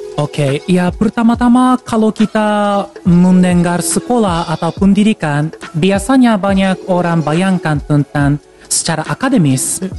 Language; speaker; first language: Indonesian; non-native, fluent; Japanese